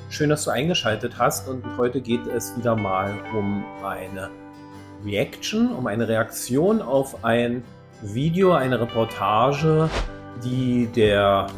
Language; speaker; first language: German; native; German